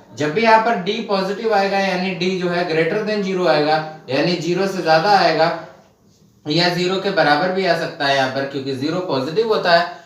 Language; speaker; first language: Hindi; native; Hindi